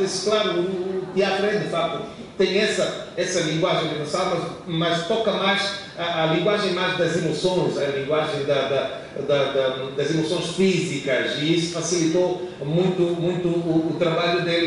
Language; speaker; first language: Portuguese; native; Portuguese